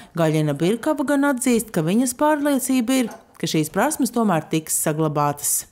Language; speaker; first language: Latvian; native; Latvian